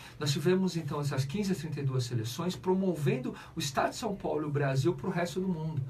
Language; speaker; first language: Portuguese; native; Portuguese